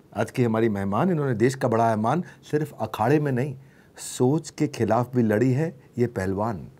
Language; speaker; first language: Hindi; native; Hindi